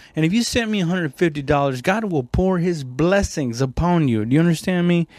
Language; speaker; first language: English; non-native, fluent; Spanish